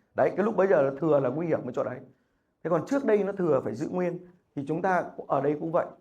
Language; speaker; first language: Vietnamese; native; Vietnamese